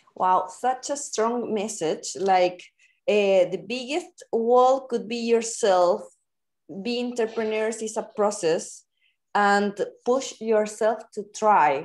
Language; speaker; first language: English; non-native, fluent; Spanish